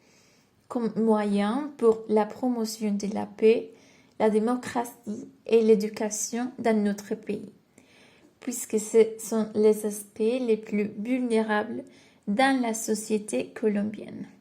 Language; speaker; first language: French; non-native, learner; Spanish